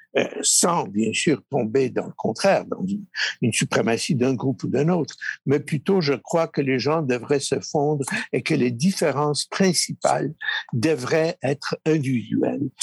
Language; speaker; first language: French; early bilingual, other home language; Polish